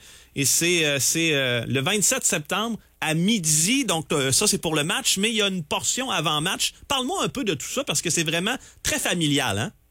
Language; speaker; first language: French; native; French